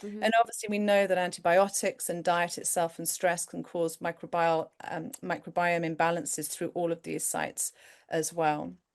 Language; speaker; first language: English; native; English